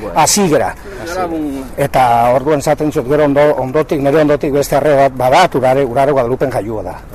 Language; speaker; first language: Basque; native; Basque